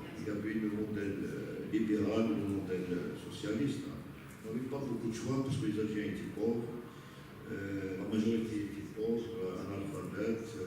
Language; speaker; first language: French; non-native, local second language; Arabic